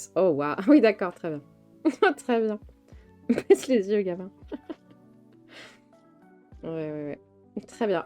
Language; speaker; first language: French; native; French